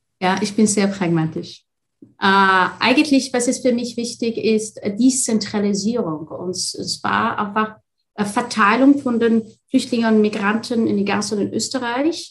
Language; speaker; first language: German; non-native, fluent; Arabic